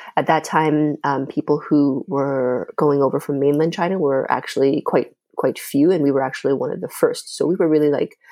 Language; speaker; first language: English; non-native, fluent; Chinese